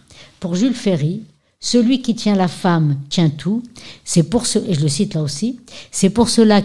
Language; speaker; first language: French; native; French